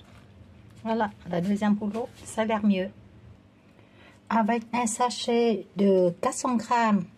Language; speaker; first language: French; non-native, fluent; Vietnamese